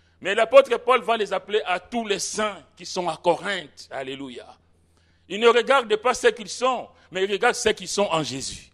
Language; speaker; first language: French; non-native, local second language; Lingala